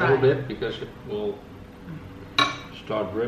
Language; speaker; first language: English; non-native, fluent; Dutch